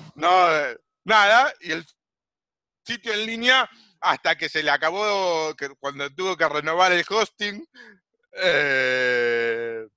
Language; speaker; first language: Spanish; native; Spanish